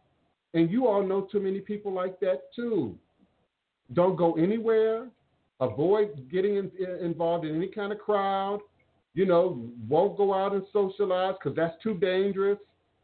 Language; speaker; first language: English; native; English